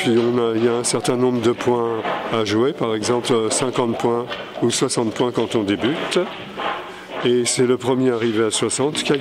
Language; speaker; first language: French; native; French